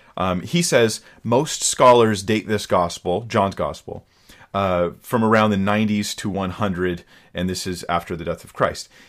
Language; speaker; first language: English; native; English